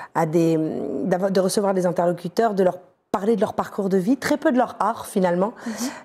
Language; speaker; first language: French; native; French